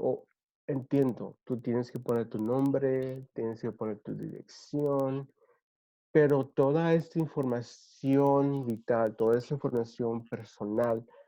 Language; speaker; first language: Spanish; early bilingual, other home language; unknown